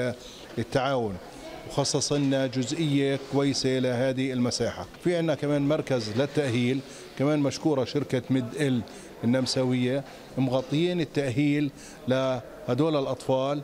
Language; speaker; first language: Arabic; native; Arabic